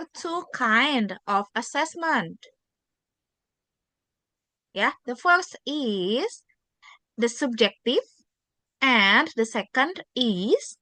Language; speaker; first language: English; non-native, fluent; Indonesian